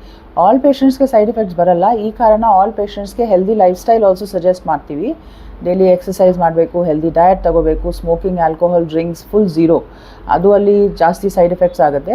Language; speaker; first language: Kannada; non-native, learner; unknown